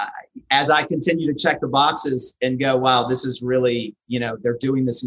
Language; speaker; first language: English; native; English